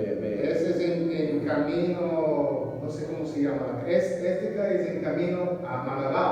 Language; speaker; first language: Spanish; non-native, learner; English